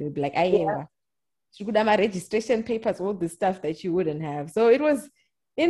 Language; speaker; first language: English; non-native, local second language; Shona